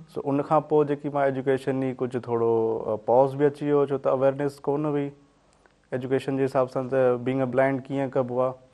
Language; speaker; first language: Sindhi; native; Sindhi